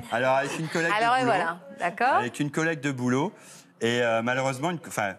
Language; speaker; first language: French; native; French